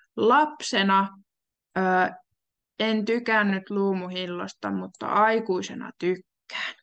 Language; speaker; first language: Finnish; native; Finnish